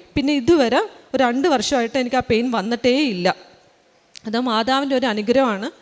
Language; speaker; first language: Malayalam; early bilingual, heritage; Malayalam